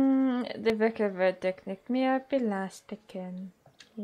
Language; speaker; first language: German; non-native, learner; Dutch